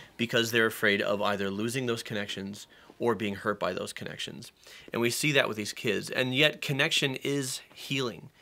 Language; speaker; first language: English; native; English